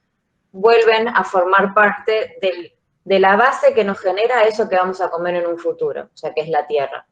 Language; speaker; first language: Spanish; native; Spanish